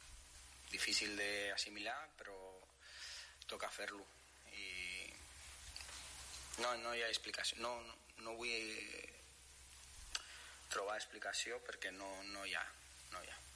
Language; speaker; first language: Catalan; non-native, fluent; Spanish